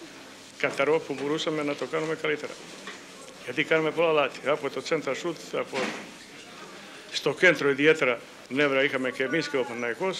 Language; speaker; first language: Greek; non-native, fluent; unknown